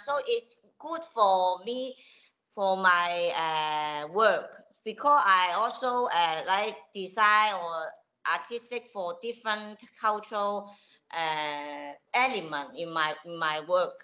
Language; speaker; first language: English; non-native, local second language; Cantonese